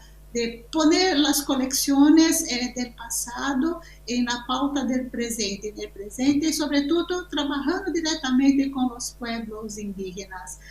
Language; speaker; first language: Spanish; non-native, learner; Portuguese